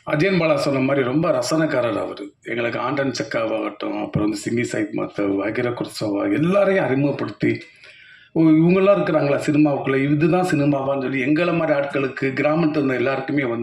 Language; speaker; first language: Tamil; native; Tamil